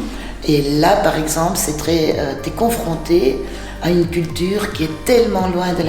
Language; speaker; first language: French; non-native, fluent; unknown